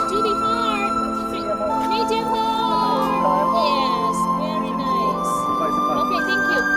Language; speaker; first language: English; non-native, learner; Vietnamese